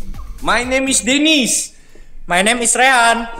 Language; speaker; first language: English; non-native, learner; Indonesian